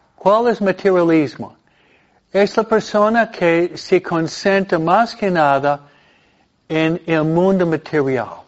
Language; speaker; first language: Spanish; non-native, fluent; English